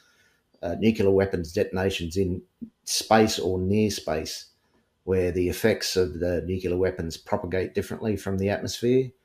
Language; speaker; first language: English; native; English